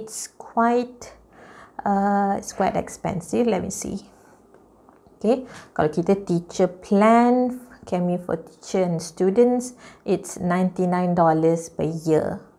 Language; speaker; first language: English; non-native, local second language; Malay